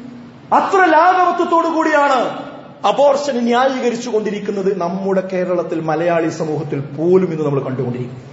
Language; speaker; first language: Malayalam; native; Malayalam